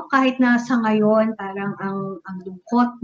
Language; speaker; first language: English; non-native, local second language; Bikol